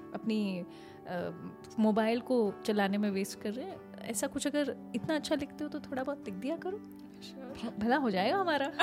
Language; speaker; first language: Hindi; native; Hindi